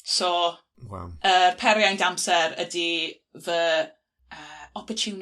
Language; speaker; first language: Welsh; non-native, local second language; English